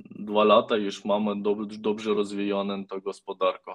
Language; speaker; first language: Polish; non-native, learner; Ukrainian